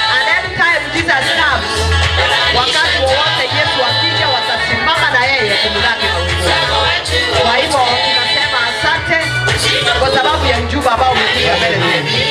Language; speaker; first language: Swahili; non-native, local second language; Gusii